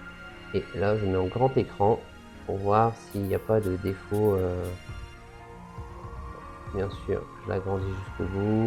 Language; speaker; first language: French; native; French